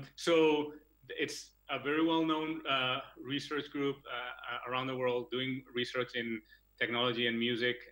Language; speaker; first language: English; non-native, fluent; Catalan